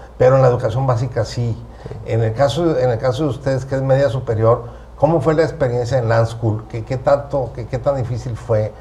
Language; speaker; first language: Spanish; native; Spanish